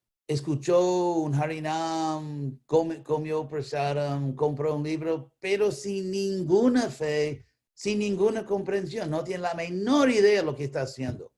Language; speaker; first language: Spanish; non-native, fluent; English